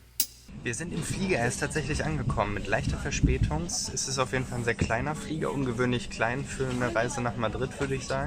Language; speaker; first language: German; native; German